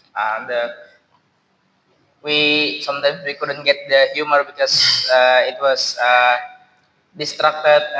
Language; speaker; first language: English; non-native, learner; Indonesian